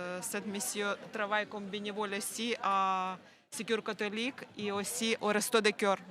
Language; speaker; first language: French; non-native, learner; Ukrainian